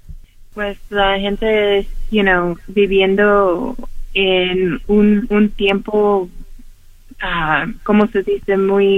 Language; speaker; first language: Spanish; early bilingual, heritage; Spanish